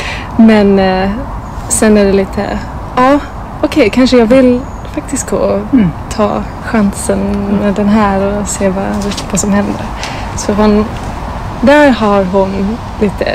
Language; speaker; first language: Swedish; non-native, fluent; English